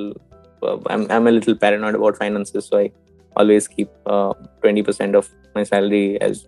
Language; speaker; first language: English; non-native, local second language; Odia